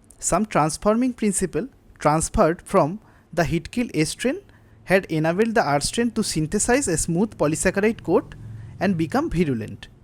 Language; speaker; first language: English; non-native, local second language; Bangla